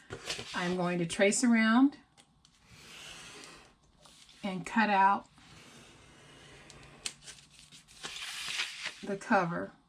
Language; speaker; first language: English; native; English